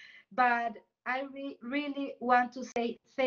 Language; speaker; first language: English; non-native, learner; Spanish